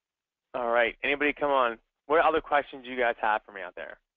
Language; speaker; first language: English; native; English